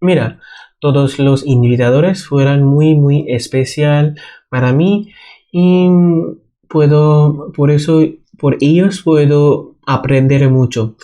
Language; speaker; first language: Spanish; non-native, fluent; Bangla